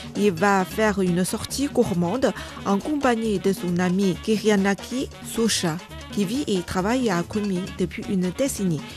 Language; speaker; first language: French; non-native, fluent; Ukrainian